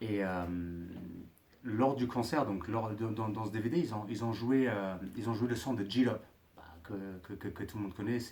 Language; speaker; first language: French; native; French